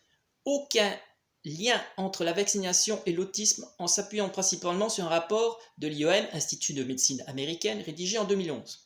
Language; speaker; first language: French; native; French